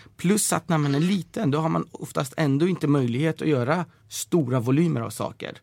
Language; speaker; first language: Swedish; early bilingual, other home language; Persian